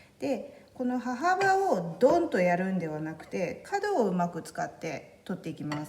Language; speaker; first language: Japanese; native; Japanese